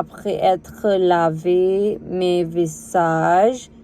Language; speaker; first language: French; non-native, learner; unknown